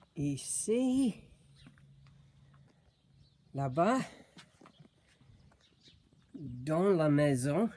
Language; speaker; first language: French; non-native, learner; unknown